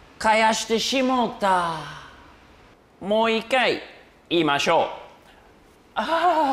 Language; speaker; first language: Japanese; native; Japanese